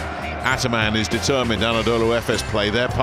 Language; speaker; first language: English; native; English